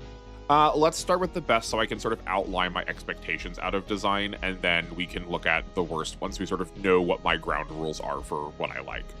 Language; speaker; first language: English; native; English